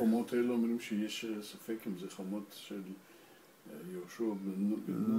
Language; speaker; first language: Hebrew; non-native, learner; Russian